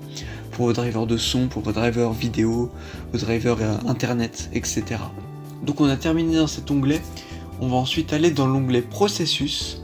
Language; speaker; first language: French; native; French